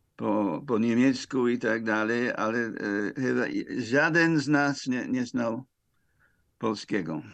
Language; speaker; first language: Polish; non-native, fluent; English